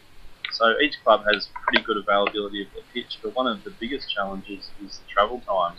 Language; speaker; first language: English; native; English